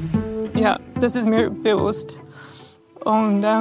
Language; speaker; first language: German; early bilingual, heritage; English